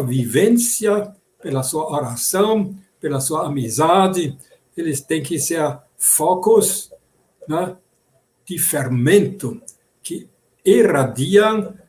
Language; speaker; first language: Portuguese; non-native, fluent; German